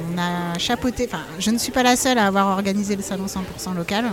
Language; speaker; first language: French; non-native, fluent; Spanish